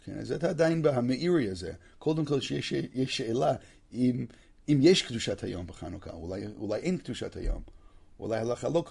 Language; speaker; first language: Hebrew; non-native, fluent; English